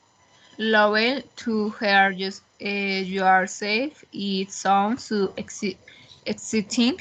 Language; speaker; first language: English; non-native, learner; Spanish